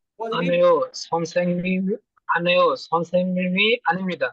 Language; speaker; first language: Korean; non-native, learner; Bangla